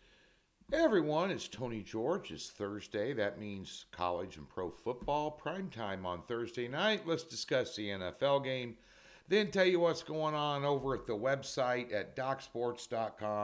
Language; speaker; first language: English; native; English